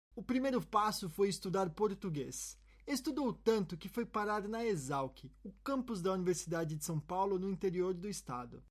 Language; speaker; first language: Portuguese; native; Portuguese